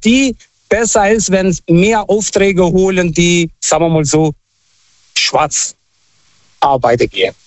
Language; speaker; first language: German; non-native, fluent; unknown